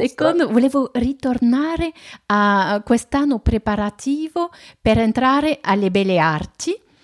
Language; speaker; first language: Italian; non-native, fluent; French